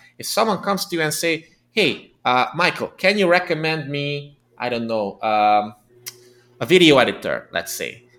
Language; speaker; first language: English; non-native, fluent; Hungarian